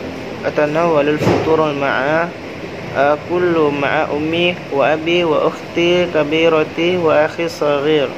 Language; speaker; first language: Arabic; non-native, learner; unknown